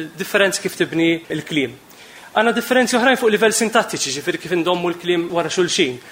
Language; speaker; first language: Maltese; native; Maltese